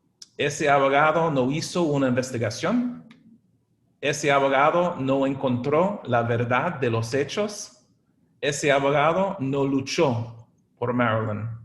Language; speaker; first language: Spanish; non-native, fluent; English